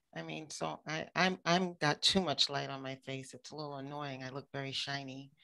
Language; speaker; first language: English; native; English